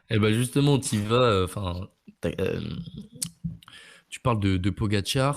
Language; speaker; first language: French; native; French